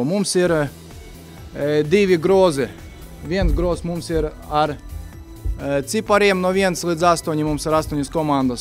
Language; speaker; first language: Latvian; native; Latvian